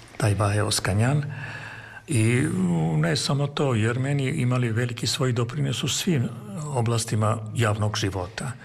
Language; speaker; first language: Serbian; non-native, fluent; Armenian